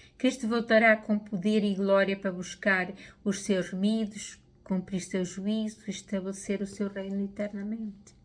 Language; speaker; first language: Portuguese; native; Portuguese